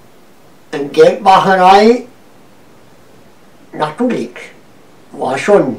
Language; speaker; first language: German; non-native, learner; Romanian